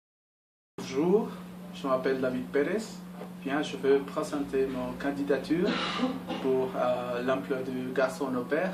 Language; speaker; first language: French; non-native, learner; Spanish